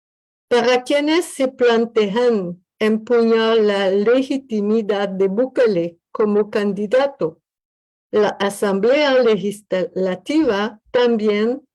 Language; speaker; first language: Spanish; non-native, learner; French